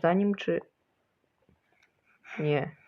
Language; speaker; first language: Polish; early bilingual, other home language; Ukrainian